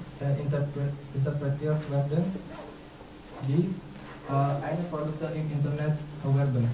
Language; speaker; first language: German; non-native, learner; Indonesian